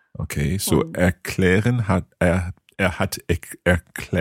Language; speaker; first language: German; non-native, fluent; English